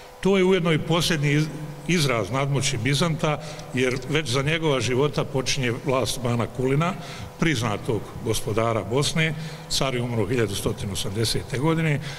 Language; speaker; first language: Bosnian; native; Bosnian